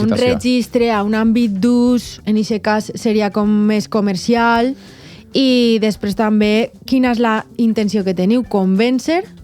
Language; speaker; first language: Catalan; native; Catalan